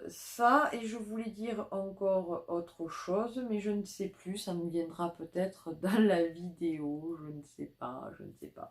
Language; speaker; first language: French; native; French